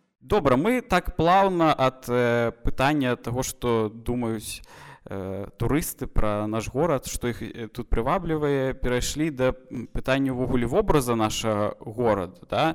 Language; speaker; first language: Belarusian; non-native, local second language; Russian